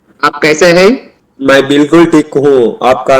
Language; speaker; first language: Hindi; non-native, learner; Telugu